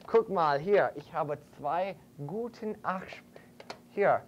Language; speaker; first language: German; non-native, fluent; English